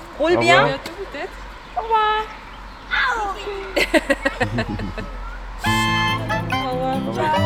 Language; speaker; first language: French; non-native, fluent; Danish